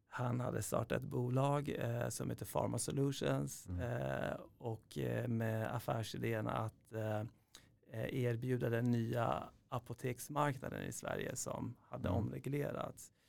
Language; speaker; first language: Swedish; early bilingual, other home language; Persian